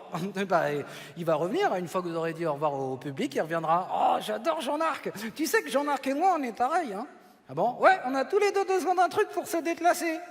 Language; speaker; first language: French; native; French